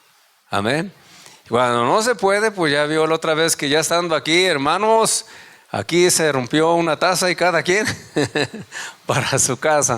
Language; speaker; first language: Spanish; native; Spanish